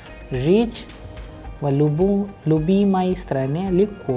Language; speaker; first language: Russian; non-native, fluent; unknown